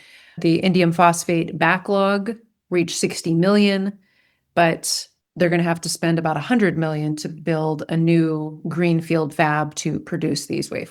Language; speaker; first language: English; native; English